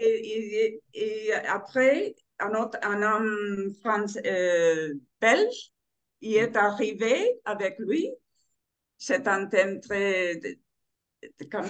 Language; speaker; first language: French; non-native, learner; Spanish